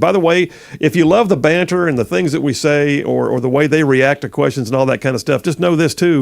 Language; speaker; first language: English; native; English